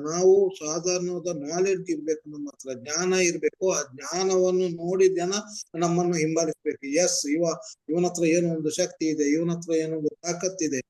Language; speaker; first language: Kannada; native; Kannada